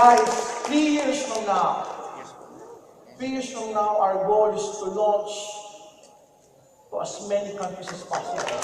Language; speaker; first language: English; non-native, local second language; Filipino